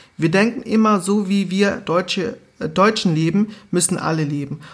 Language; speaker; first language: German; early bilingual, other home language; Portuguese